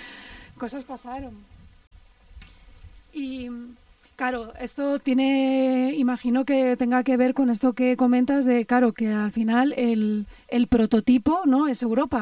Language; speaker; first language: Spanish; native; Spanish